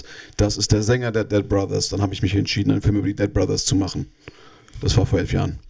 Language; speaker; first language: German; native; German